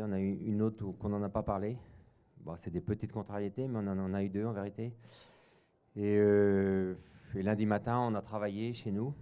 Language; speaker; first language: French; native; French